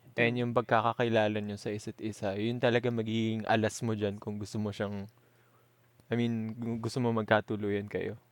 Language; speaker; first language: Filipino; native; Filipino